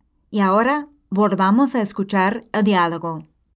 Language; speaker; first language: Spanish; non-native, fluent; English